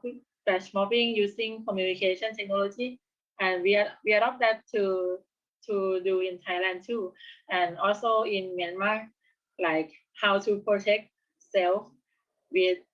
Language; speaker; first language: English; non-native, learner; Thai